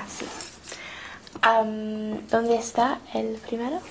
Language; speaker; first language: Spanish; non-native, learner; English